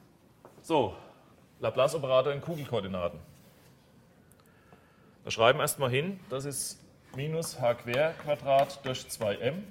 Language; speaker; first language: German; native; German